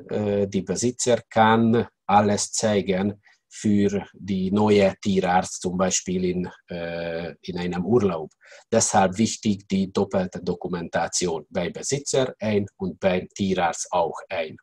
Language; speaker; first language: German; non-native, learner; Hungarian